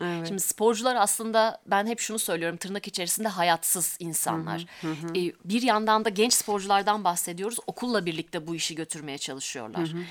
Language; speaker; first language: Turkish; native; Turkish